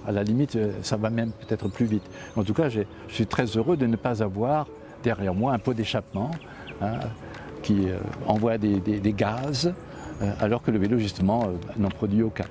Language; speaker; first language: French; native; French